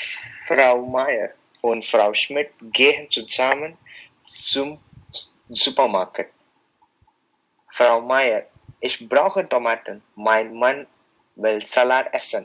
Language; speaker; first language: German; non-native, learner; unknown